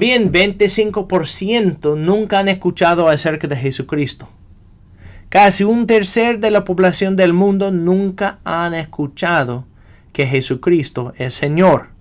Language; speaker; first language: Spanish; non-native, fluent; English